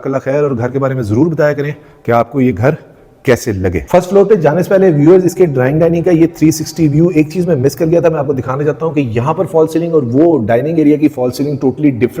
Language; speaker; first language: Urdu; native; Urdu